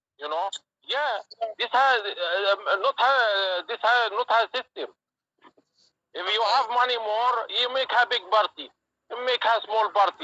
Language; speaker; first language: English; non-native, learner; Arabic